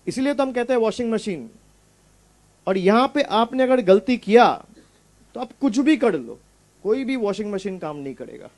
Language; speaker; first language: Hindi; non-native, local second language; Bangla